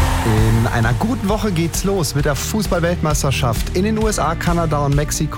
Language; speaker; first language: German; native; German